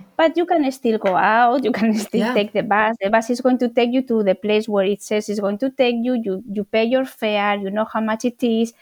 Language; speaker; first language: English; non-native, fluent; Spanish